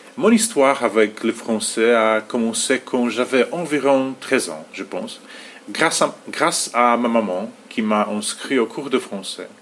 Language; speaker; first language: French; non-native, fluent; Polish